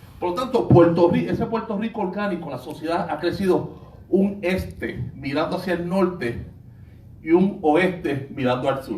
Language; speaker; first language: Spanish; native; Spanish